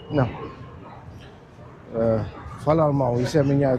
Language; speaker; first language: Portuguese; early bilingual, heritage; German